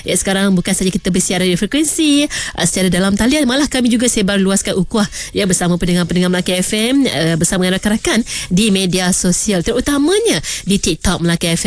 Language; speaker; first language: Malay; native; Malay